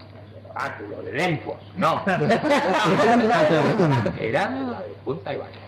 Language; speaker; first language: Spanish; native; Spanish